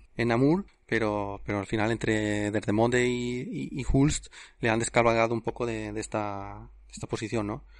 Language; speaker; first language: Spanish; native; Spanish